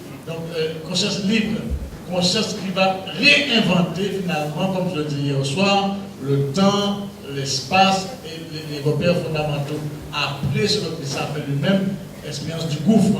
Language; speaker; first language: French; native; French